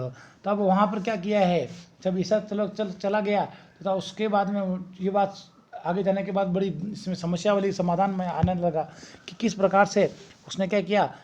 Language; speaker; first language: Hindi; native; Hindi